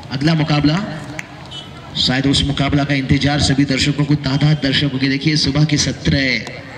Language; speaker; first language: Hindi; non-native, local second language; Marathi